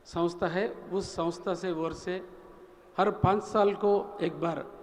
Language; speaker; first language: Hindi; non-native, local second language; Telugu